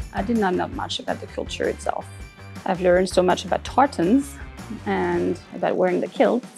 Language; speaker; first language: English; non-native, fluent; French